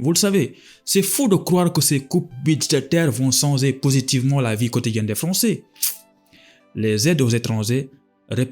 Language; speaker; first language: French; non-native, local second language; Wolof